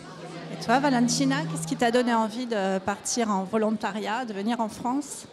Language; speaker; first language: French; native; French